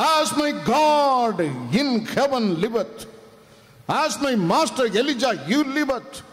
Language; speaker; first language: English; non-native, local second language; Malayalam